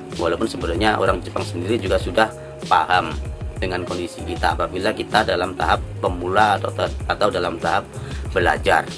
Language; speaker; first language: Indonesian; native; Indonesian